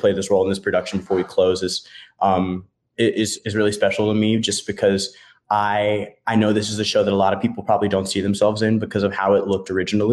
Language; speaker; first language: English; native; English